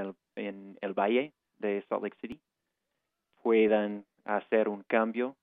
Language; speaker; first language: Spanish; non-native, fluent; English